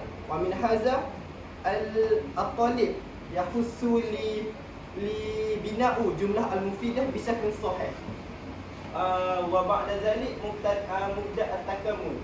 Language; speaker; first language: Arabic; non-native, learner; Malay